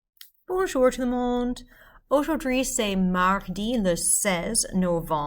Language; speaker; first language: French; non-native, fluent; English